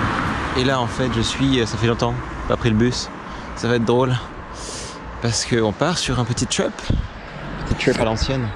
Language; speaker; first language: French; native; French